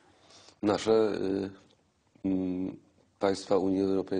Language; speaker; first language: Polish; native; Polish